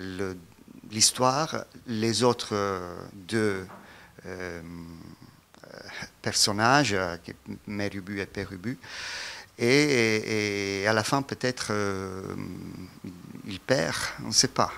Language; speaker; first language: French; non-native, fluent; Italian